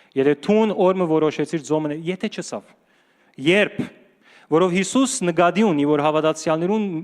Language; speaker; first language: Armenian; early bilingual, heritage; Armenian